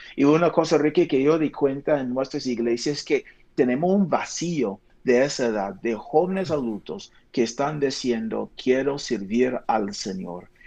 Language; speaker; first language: Spanish; non-native, fluent; English